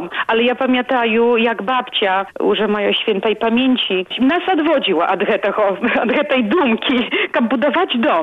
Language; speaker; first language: Polish; non-native, local second language; Belarusian